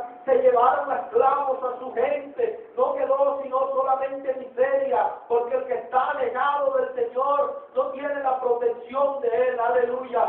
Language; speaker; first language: Spanish; native; Spanish